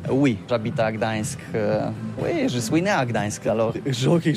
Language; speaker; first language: French; non-native, fluent; Polish